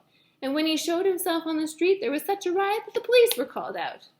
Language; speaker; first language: English; native; English